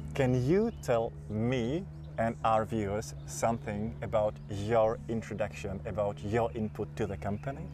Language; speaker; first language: English; non-native, fluent; Czech